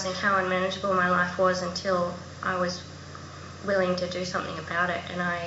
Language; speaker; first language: English; native; English